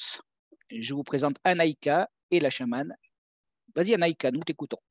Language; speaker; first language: French; native; French